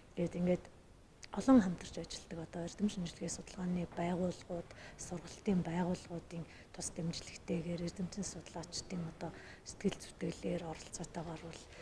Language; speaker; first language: Mongolian; non-native, local second language; Kazakh